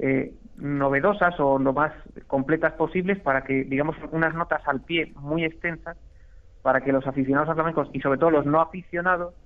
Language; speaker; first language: Spanish; native; Spanish